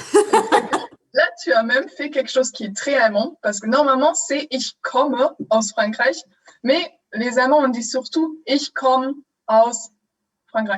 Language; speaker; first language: French; non-native, fluent; German